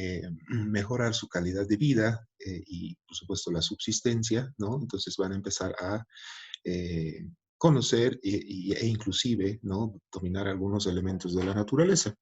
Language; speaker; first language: Spanish; native; Spanish